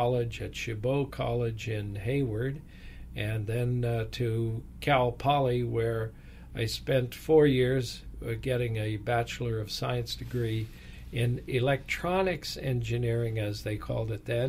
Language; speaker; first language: English; native; English